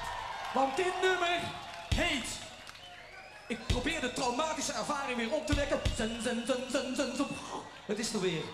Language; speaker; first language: Dutch; native; Dutch